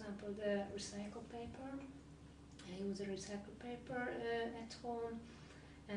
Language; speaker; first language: English; non-native, learner; Hungarian